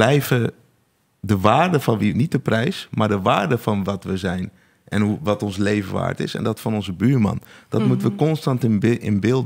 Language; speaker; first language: Dutch; native; Dutch